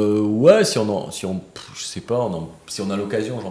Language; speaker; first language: French; native; French